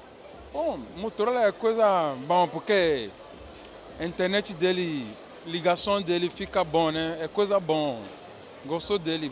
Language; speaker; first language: Portuguese; non-native, learner; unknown